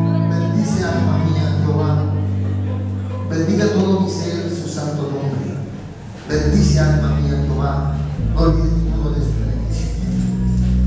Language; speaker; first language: Spanish; native; Spanish